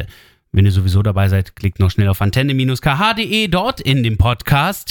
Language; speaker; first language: German; native; German